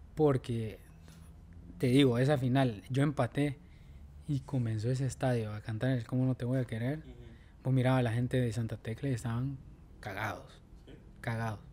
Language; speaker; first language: Spanish; native; Spanish